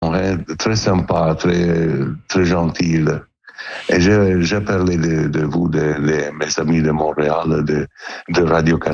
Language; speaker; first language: French; non-native, learner; Italian